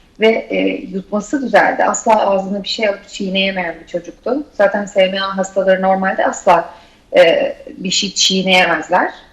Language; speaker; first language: Turkish; native; Turkish